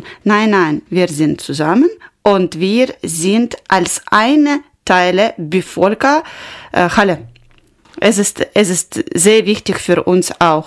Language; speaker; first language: German; non-native, learner; Ukrainian